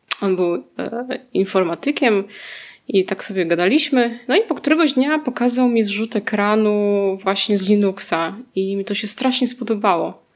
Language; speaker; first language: Polish; native; Polish